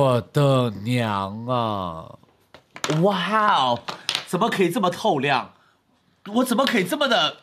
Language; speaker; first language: Chinese; native; Chinese